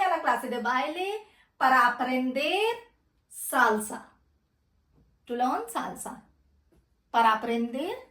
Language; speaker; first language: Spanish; non-native, fluent; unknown